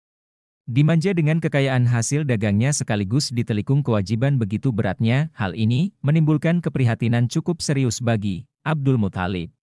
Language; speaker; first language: Indonesian; native; Indonesian